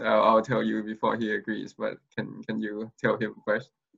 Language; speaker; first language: English; non-native, fluent; Thai